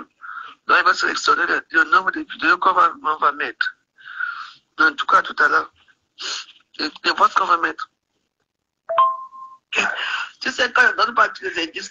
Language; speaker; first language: French; native; French